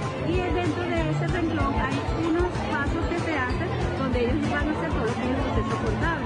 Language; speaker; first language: Spanish; native; Spanish